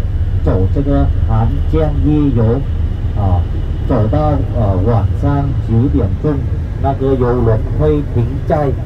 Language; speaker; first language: Chinese; non-native, fluent; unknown